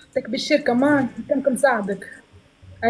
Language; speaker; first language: English; non-native, learner; Arabic